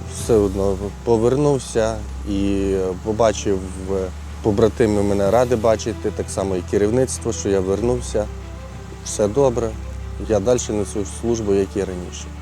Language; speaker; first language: Ukrainian; native; Ukrainian